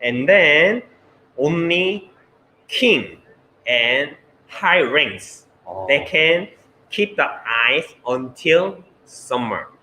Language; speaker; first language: English; non-native, learner; Korean